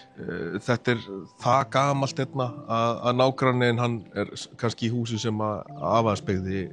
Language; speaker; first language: Icelandic; native; Icelandic